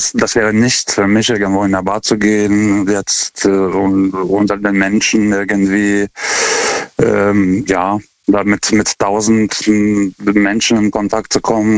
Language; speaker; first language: German; non-native, fluent; Lithuanian